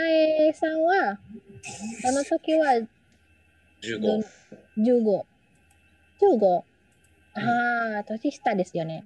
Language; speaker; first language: Japanese; non-native, learner; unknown